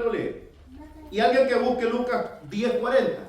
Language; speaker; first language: Spanish; native; Spanish